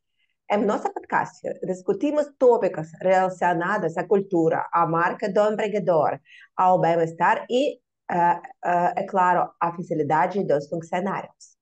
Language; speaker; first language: Portuguese; non-native, learner; Russian